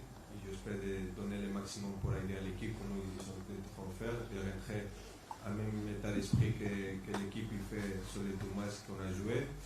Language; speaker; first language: French; non-native, fluent; Spanish